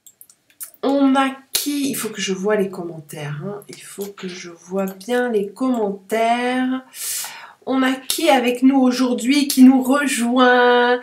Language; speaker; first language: French; native; French